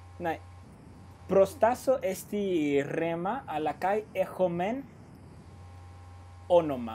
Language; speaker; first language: Greek; non-native, fluent; Spanish